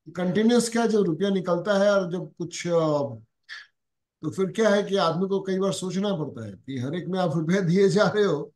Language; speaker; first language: Hindi; non-native, local second language; Marwari